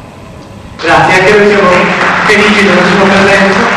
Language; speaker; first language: Italian; native; Italian